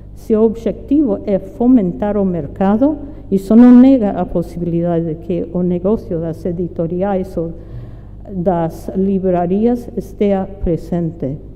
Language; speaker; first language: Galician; non-native, fluent; English